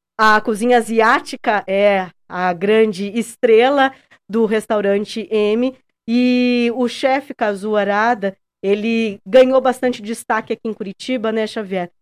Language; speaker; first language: Portuguese; native; Portuguese